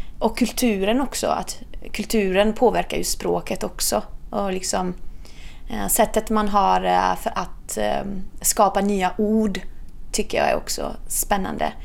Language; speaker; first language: Swedish; non-native, fluent; Italian